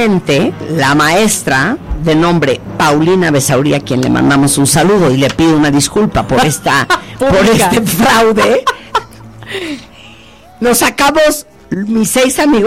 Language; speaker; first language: Spanish; native; Spanish